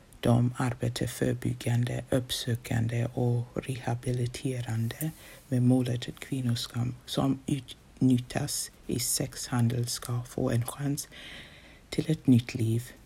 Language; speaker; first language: Swedish; non-native, fluent; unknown